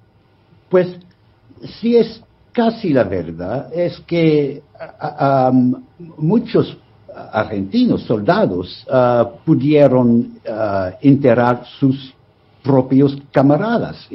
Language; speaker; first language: Spanish; non-native, fluent; English